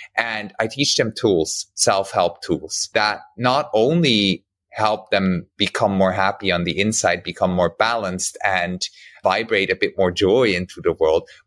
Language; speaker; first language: English; non-native, fluent; German